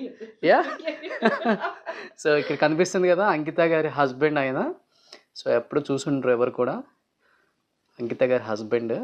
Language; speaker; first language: Telugu; native; Telugu